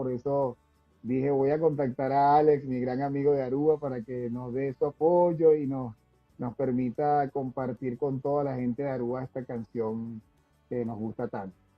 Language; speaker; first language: Spanish; native; Spanish